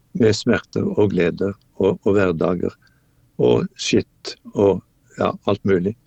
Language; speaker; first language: Norwegian; native; Norwegian